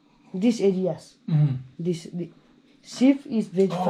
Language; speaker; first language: English; non-native, learner; Nepali